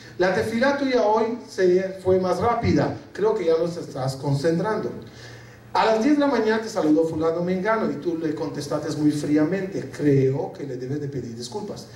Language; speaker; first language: Spanish; non-native, fluent; Arabic